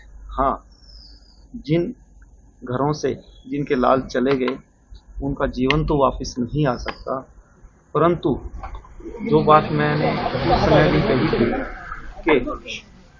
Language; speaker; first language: Hindi; native; Hindi